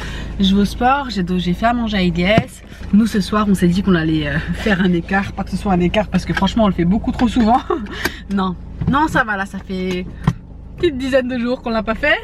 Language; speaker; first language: French; native; French